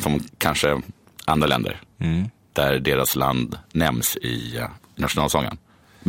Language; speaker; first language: Swedish; native; Swedish